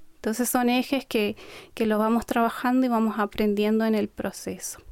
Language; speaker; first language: Spanish; non-native, local second language; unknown